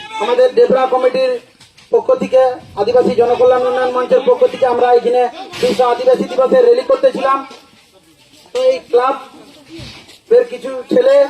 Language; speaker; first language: Bangla; non-native, local second language; Santali